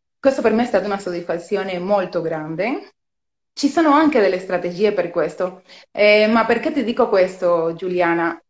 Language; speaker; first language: Italian; non-native, fluent; Spanish